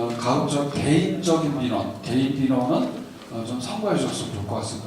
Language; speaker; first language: Korean; native; Korean